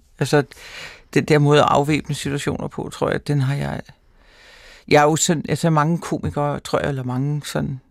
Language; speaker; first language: Danish; native; Danish